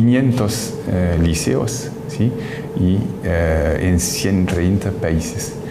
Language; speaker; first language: Spanish; non-native, fluent; French